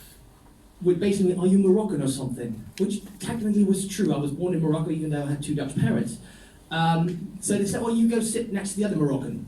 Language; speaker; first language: English; non-native, fluent; Dutch